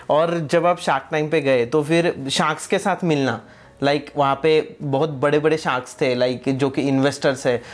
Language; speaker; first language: Hindi; non-native, local second language; Marathi